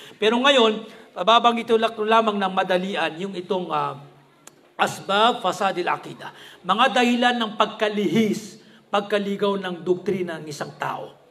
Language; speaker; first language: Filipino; non-native, local second language; Maranao